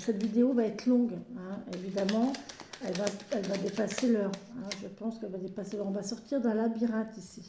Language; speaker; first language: French; native; French